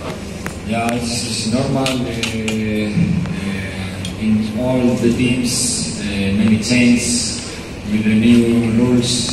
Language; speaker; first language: English; non-native, learner; Spanish